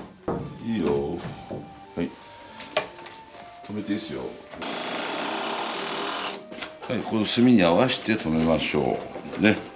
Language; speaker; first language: Japanese; native; Japanese